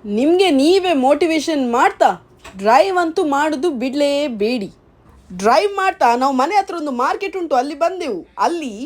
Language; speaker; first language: Kannada; non-native, local second language; Tulu